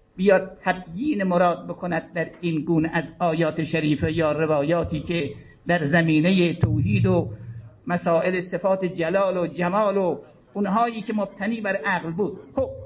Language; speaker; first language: Persian; native; Persian